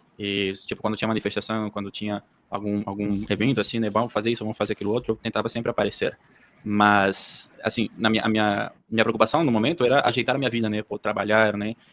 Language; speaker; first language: Portuguese; early bilingual, heritage; Portuguese